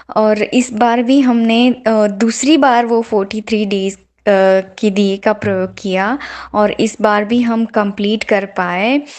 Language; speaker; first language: Hindi; non-native, local second language; Gujarati